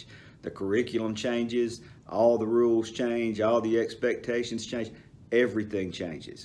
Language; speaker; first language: English; native; English